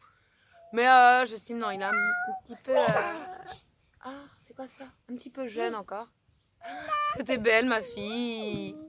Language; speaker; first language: French; native; French